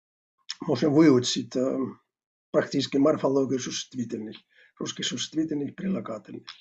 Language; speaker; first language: Russian; non-native, fluent; Finnish